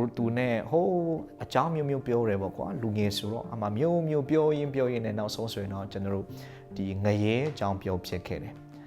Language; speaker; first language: Burmese; non-native, local second language; Hakha Chin